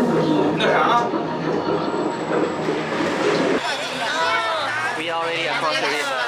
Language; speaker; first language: English; non-native, learner; Chinese